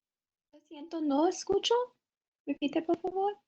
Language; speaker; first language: Spanish; non-native, learner; English